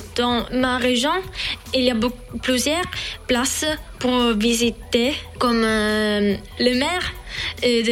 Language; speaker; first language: French; non-native, learner; Italian